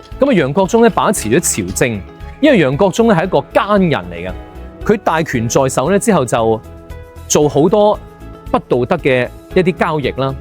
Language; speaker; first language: Cantonese; native; Cantonese